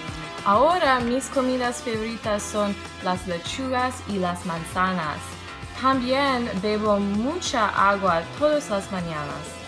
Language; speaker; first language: Spanish; non-native, learner; English